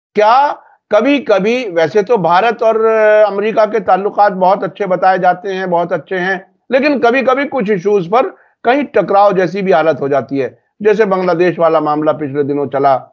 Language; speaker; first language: Hindi; native; Hindi